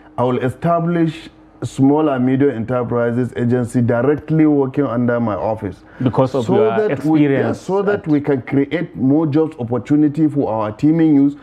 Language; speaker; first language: English; non-native, local second language; Hausa